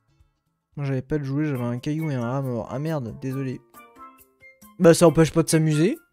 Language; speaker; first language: French; native; French